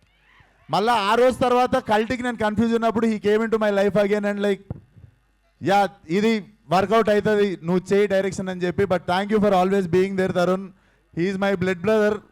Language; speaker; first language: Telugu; native; Telugu